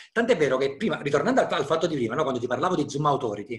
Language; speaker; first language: Italian; native; Italian